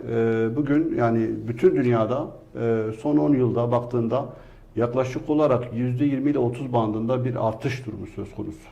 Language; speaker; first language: Turkish; non-native, local second language; Kurdish